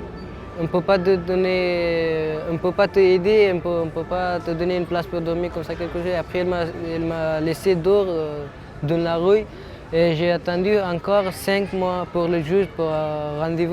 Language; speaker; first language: French; non-native, learner; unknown